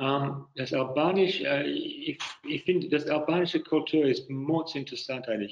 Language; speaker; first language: German; non-native, fluent; English